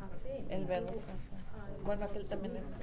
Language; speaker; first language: Spanish; native; Spanish